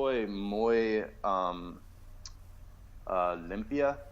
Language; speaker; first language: Spanish; non-native, learner; English